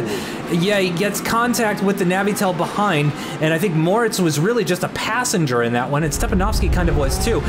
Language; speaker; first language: English; native; English